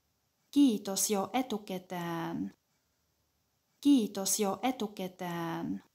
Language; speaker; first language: Finnish; non-native, fluent; German